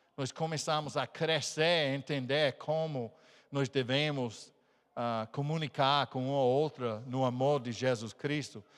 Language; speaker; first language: Portuguese; non-native, fluent; English